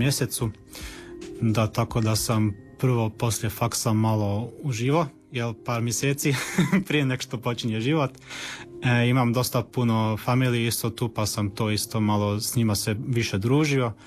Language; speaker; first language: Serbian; early bilingual, heritage; Croatian